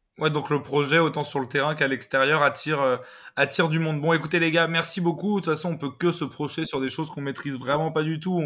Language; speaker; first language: French; native; French